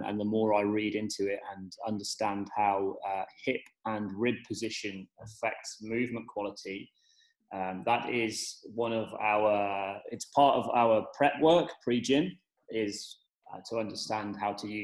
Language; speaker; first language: English; native; English